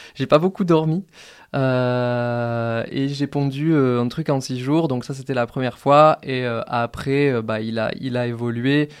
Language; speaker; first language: French; native; French